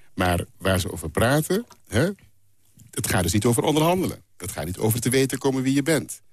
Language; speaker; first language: Dutch; non-native, local second language; Papiamento